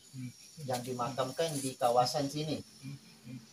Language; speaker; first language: Indonesian; native; Indonesian